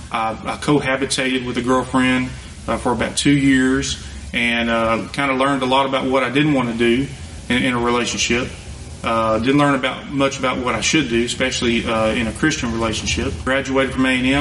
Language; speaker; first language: English; native; English